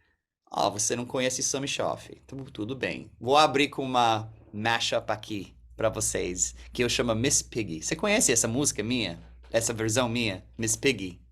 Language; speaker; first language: Portuguese; early bilingual, heritage; English